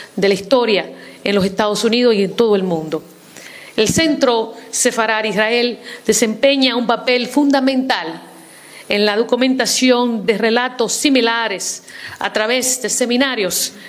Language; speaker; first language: Spanish; early bilingual, heritage; Spanish